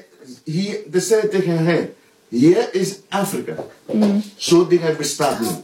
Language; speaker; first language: Dutch; non-native, learner; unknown